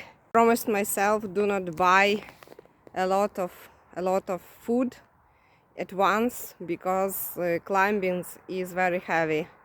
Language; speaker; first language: English; non-native, fluent; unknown